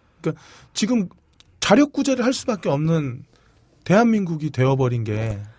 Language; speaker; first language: Korean; native; Korean